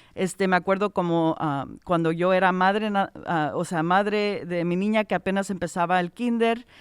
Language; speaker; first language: Spanish; early bilingual, heritage; Spanish